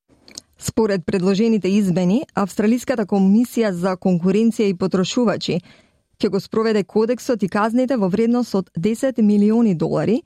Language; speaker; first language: Macedonian; native; Macedonian